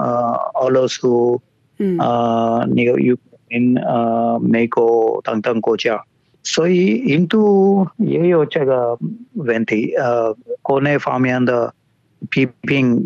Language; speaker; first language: Chinese; non-native, fluent; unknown